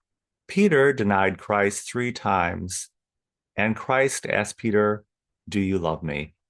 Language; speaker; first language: English; native; English